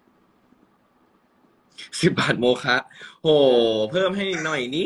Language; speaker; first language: Thai; native; Thai